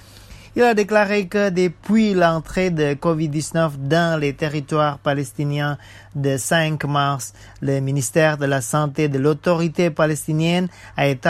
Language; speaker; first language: French; non-native, fluent; Indonesian